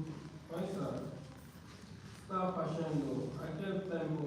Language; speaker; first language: Italian; non-native, learner; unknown